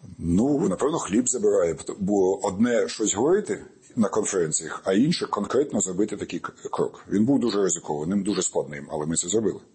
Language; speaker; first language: Ukrainian; native; Ukrainian